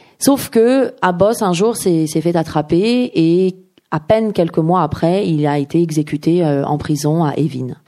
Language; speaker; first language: French; early bilingual, other home language; Persian